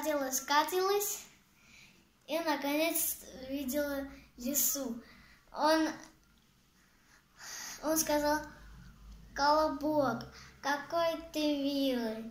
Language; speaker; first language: Russian; non-native, learner; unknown